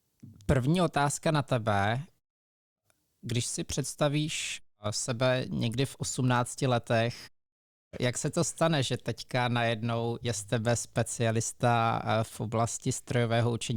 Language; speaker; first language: Czech; native; Czech